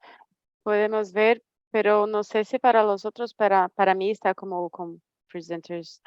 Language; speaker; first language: Spanish; non-native, fluent; Portuguese